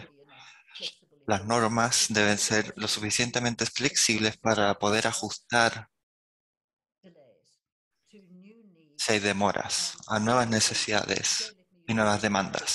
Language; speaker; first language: Spanish; non-native, fluent; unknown